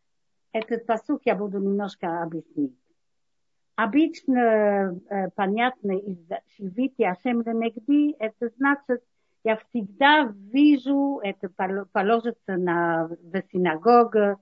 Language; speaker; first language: Russian; non-native, learner; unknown